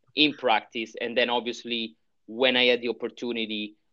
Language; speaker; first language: English; non-native, fluent; Italian